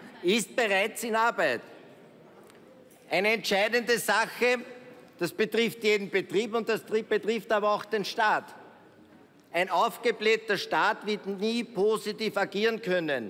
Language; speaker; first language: German; native; German